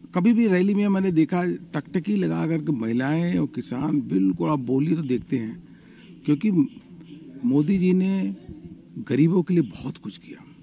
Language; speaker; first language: Hindi; native; Hindi